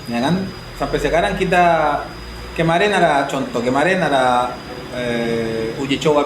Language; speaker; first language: Indonesian; non-native, fluent; Spanish